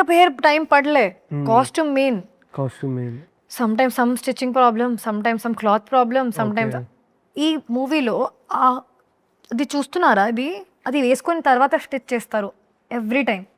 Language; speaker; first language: Telugu; non-native, learner; Hindi